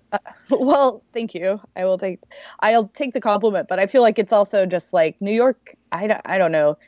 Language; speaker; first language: English; native; English